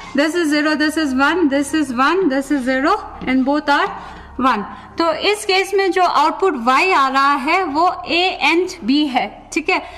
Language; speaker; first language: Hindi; non-native, local second language; Ladakhi